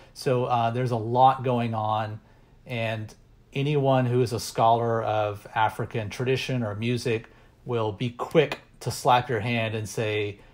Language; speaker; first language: English; native; English